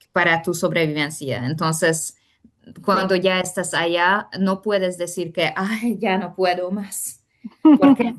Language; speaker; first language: Spanish; non-native, fluent; Hungarian